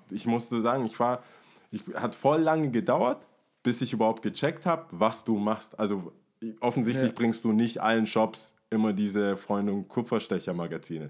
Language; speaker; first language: German; native; German